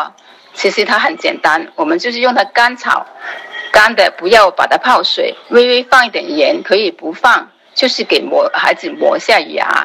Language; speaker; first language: Chinese; native; Chinese